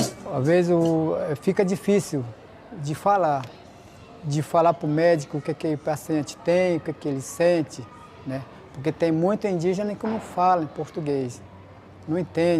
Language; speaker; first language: Portuguese; non-native, local second language; Ticuna